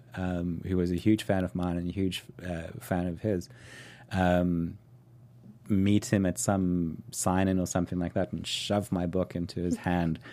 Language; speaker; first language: English; native; English